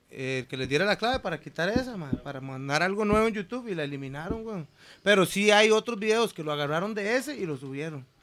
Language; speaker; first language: Spanish; native; Spanish